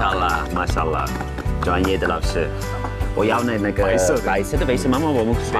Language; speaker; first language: Chinese; non-native, fluent; Turkish